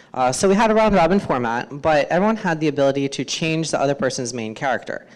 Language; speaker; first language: English; native; English